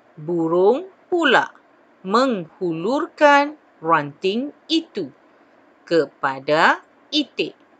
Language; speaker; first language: Malay; non-native, local second language; Chinese